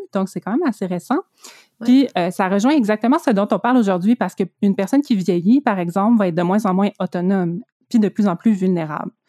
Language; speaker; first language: French; native; French